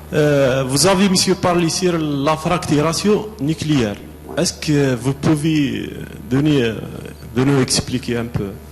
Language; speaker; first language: French; non-native, local second language; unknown